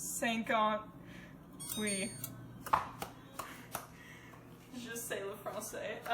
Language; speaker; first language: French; non-native, learner; English